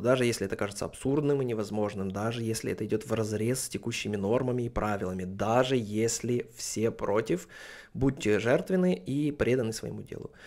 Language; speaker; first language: Russian; native; Russian